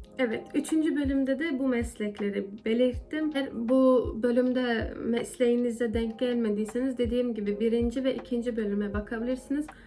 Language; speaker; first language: Turkish; early bilingual, heritage; Turkish